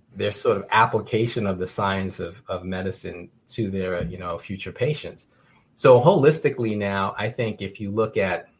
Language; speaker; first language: English; native; English